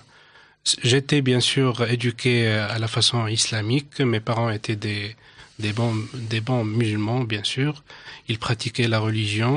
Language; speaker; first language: French; non-native, local second language; Arabic